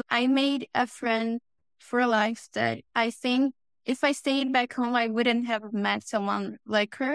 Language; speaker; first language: English; non-native, fluent; Portuguese